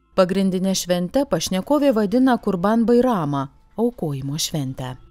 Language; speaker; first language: Lithuanian; native; Lithuanian